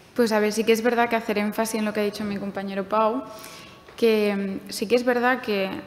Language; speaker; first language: Spanish; non-native, fluent; German